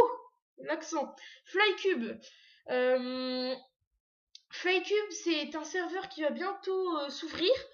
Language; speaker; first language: French; native; French